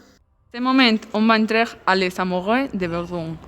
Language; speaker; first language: French; non-native, learner; Spanish